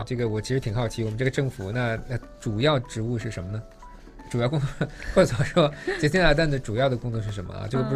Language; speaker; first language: Chinese; native; Chinese